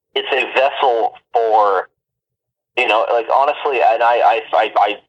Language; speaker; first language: English; native; English